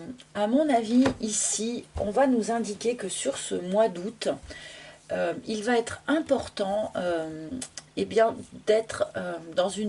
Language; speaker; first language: French; native; French